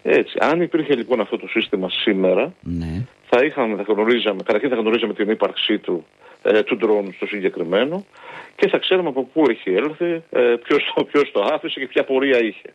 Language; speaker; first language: Greek; native; Greek